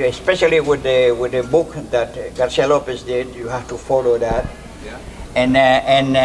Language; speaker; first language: English; non-native, fluent; Spanish